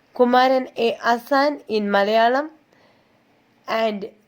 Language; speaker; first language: English; non-native, local second language; Malayalam